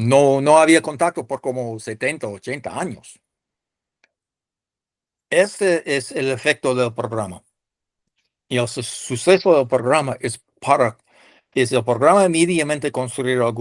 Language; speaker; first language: Spanish; non-native, fluent; English